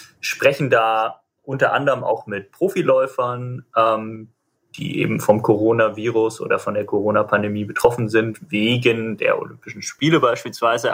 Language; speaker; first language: German; native; German